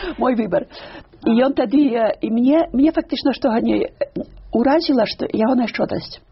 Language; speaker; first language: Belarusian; early bilingual, heritage; Belarusian